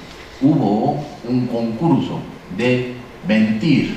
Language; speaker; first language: Spanish; non-native, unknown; Korean